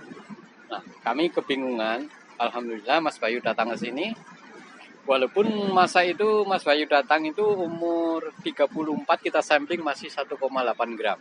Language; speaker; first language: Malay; non-native, local second language; Javanese